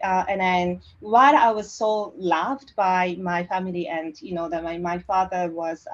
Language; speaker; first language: English; non-native, fluent; Japanese